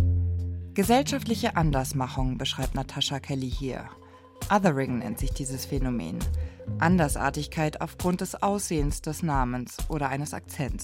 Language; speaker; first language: German; native; German